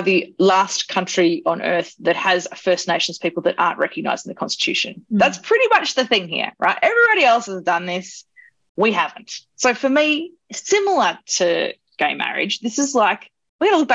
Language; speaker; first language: English; native; English